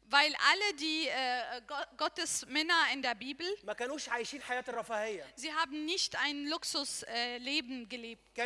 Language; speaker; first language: German; non-native, learner; Arabic